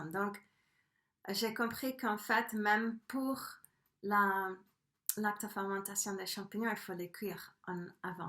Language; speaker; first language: French; non-native, fluent; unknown